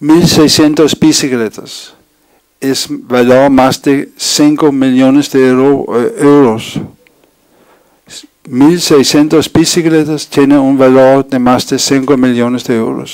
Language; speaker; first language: Spanish; non-native, fluent; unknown